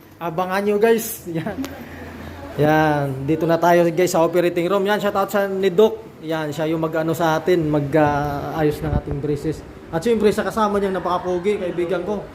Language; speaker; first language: Filipino; native; Filipino